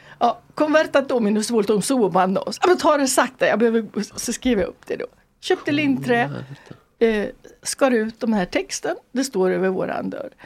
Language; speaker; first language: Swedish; native; Swedish